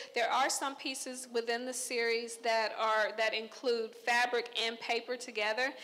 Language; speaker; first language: English; native; English